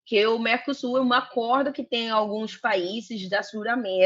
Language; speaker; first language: Portuguese; non-native, fluent; Spanish